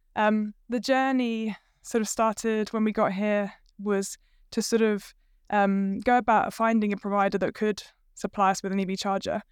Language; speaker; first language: English; native; English